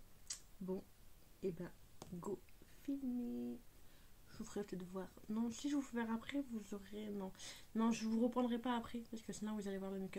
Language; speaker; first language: French; native; French